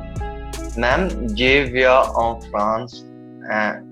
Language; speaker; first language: French; non-native, learner; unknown